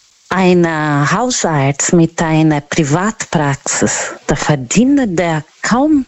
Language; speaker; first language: German; non-native, learner; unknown